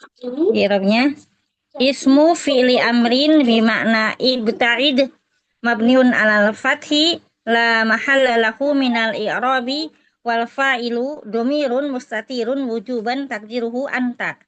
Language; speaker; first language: Arabic; non-native, learner; Indonesian